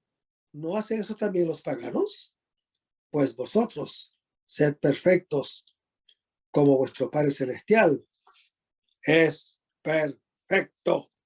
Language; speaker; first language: Spanish; native; Spanish